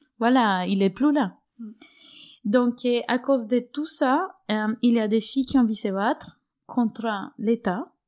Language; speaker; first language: French; non-native, fluent; Spanish